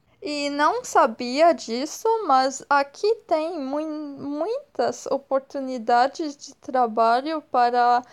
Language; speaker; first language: Portuguese; non-native, fluent; French